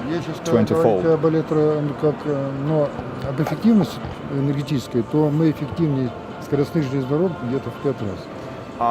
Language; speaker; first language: Russian; native; Russian